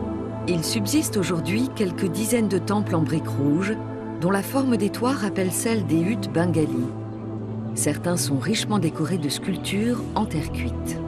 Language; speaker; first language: French; native; French